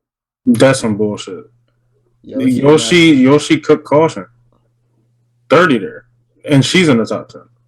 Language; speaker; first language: English; native; English